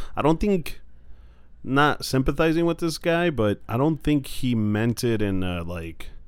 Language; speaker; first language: English; non-native, fluent; Spanish